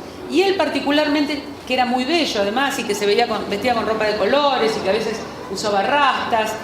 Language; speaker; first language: Spanish; native; Spanish